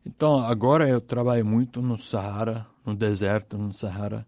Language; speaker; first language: Portuguese; non-native, learner; English